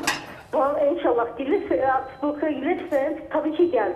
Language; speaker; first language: Turkish; early bilingual, heritage; Turkish